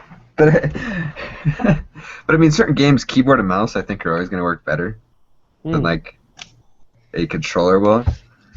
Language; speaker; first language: English; native; English